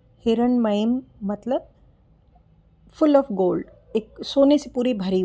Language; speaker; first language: Hindi; native; Hindi